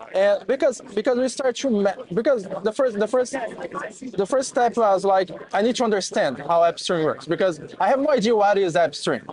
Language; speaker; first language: English; non-native, fluent; Portuguese